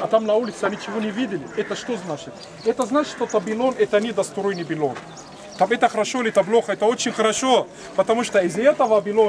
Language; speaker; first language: Russian; non-native, fluent; Arabic